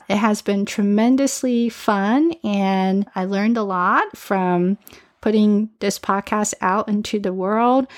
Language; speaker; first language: English; early bilingual, other home language; Chinese